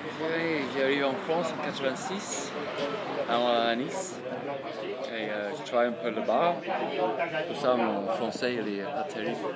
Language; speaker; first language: French; non-native, fluent; English